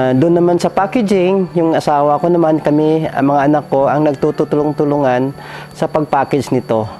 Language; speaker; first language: Filipino; non-native, local second language; Hiligaynon